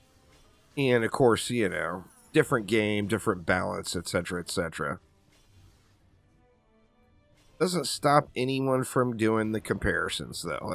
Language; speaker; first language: English; native; English